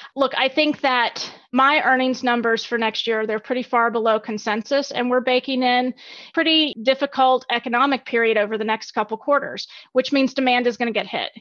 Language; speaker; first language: English; native; English